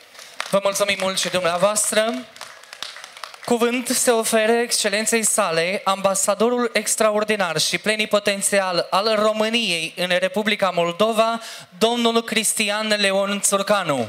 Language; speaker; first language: Romanian; native; Romanian